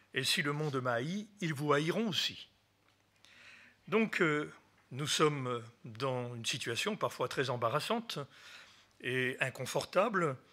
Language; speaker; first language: French; native; French